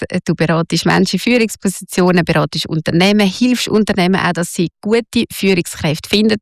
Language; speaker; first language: German; native; German